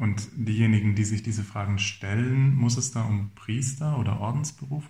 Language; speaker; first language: German; native; German